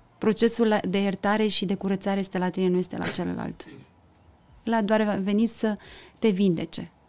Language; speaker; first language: Romanian; early bilingual, heritage; Romanian